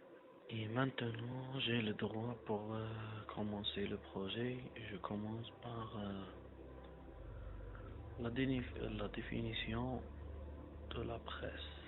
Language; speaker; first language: French; non-native, learner; Arabic